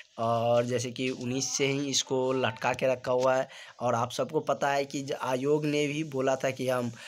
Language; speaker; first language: Hindi; native; Hindi